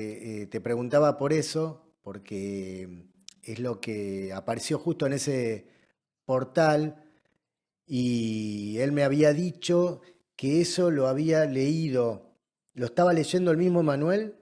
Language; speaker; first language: Spanish; native; Spanish